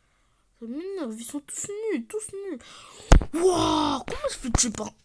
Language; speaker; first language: French; native; French